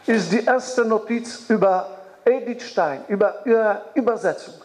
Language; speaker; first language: German; non-native, fluent; Polish